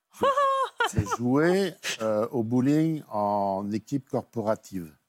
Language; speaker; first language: French; native; French